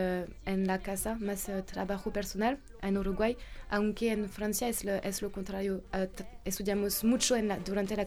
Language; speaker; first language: Spanish; non-native, learner; French